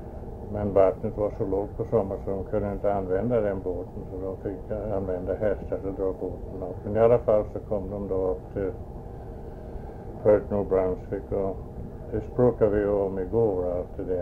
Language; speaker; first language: Swedish; early bilingual, heritage; Swedish